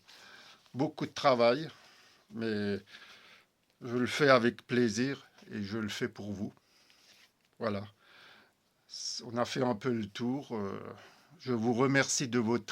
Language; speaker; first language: French; native; French